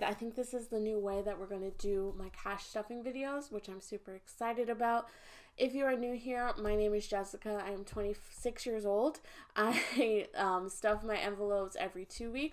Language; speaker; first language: English; native; English